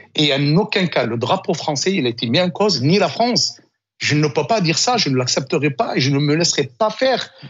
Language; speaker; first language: French; non-native, local second language; Arabic